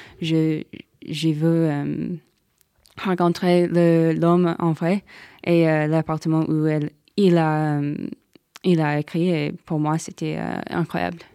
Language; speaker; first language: French; non-native, learner; English